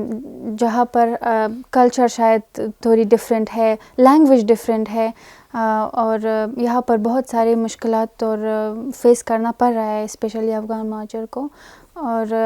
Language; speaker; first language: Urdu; non-native, fluent; Persian